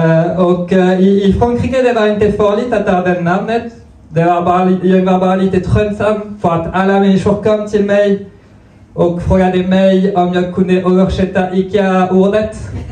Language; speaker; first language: Swedish; non-native, fluent; French